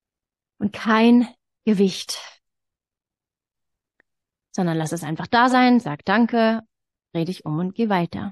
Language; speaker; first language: German; native; German